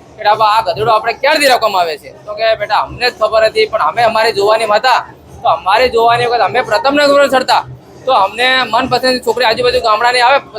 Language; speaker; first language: Gujarati; native; Gujarati